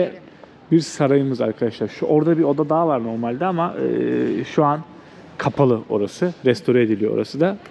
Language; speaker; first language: Turkish; native; Turkish